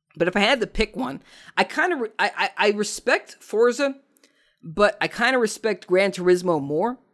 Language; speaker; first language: English; native; English